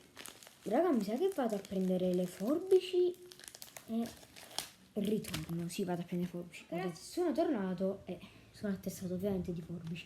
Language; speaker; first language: Italian; native; Italian